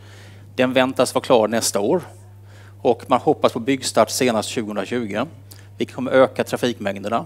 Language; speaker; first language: Swedish; native; Swedish